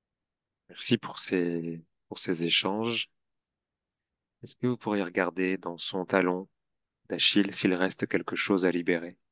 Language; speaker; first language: French; native; French